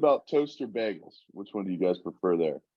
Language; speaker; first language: English; native; English